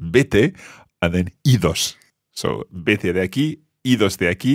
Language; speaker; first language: Spanish; non-native, fluent; English